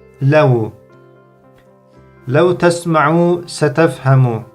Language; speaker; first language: Arabic; non-native, fluent; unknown